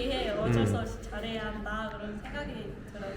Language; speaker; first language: Korean; non-native, fluent; Vietnamese